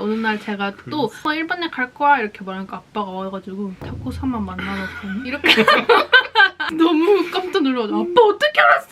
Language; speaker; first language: Korean; native; Korean